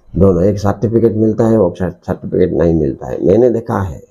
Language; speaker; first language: Hindi; non-native, local second language; Odia